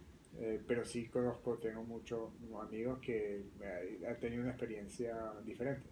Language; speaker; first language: Spanish; early bilingual, other home language; French